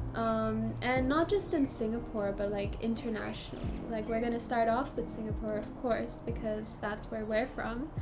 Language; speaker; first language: English; native; English